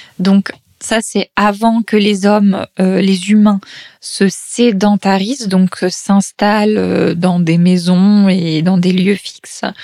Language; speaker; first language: French; native; French